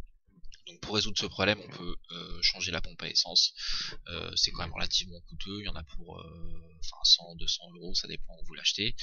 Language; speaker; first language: French; native; French